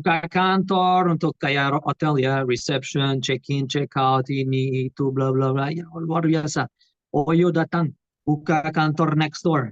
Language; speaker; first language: Indonesian; non-native, learner; Portuguese